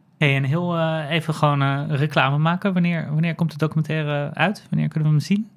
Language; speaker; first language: Dutch; native; Dutch